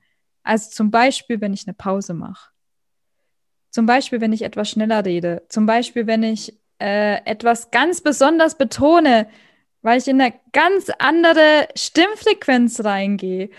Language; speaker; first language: German; native; German